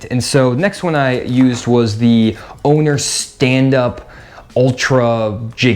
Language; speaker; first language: English; native; English